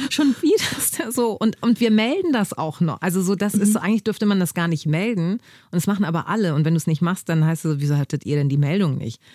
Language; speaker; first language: German; early bilingual, other home language; Greek